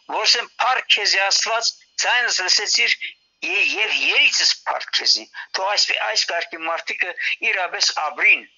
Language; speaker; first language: Armenian; early bilingual, heritage; Armenian